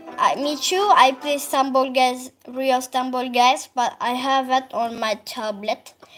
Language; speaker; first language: English; non-native, learner; Italian